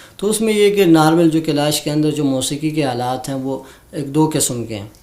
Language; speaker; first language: Urdu; non-native, local second language; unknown